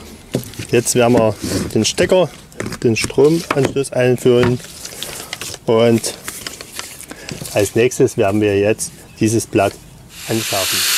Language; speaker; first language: German; native; German